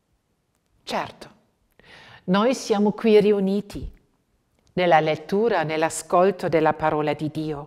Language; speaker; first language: Italian; non-native, fluent; German